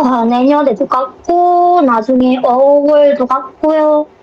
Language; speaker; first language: Korean; non-native, learner; Indonesian